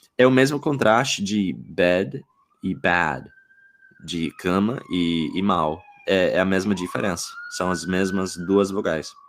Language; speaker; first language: Portuguese; non-native, fluent; English